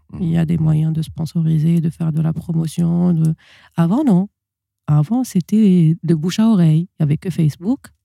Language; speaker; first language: French; non-native, local second language; Arabic